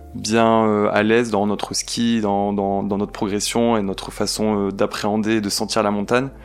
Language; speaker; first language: French; native; French